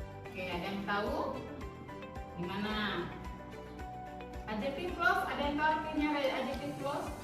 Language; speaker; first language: Indonesian; native; Indonesian